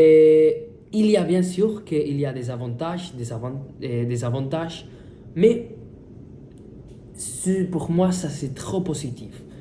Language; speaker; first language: French; non-native, fluent; Spanish